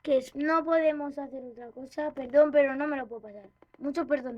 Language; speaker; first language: Spanish; native; Spanish